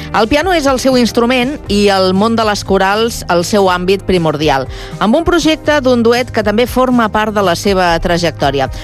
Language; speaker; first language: Catalan; native; Catalan